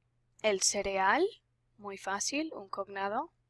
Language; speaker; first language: Spanish; non-native, fluent; English